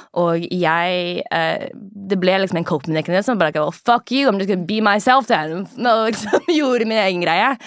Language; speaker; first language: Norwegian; early bilingual, other home language; English